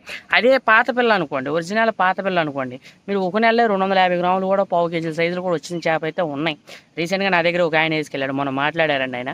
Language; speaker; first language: Telugu; native; Telugu